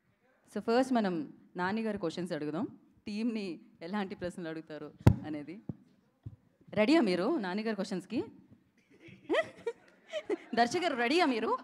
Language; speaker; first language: Telugu; native; Telugu